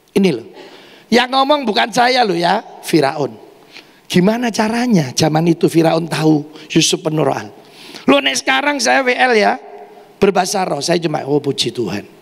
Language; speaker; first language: Indonesian; native; Indonesian